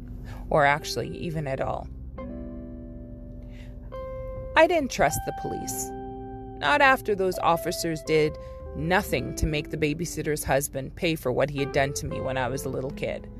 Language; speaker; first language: English; native; English